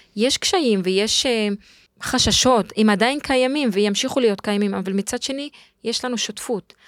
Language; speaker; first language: Hebrew; non-native, local second language; Arabic